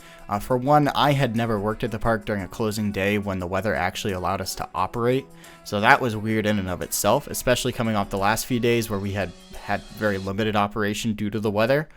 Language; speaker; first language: English; native; English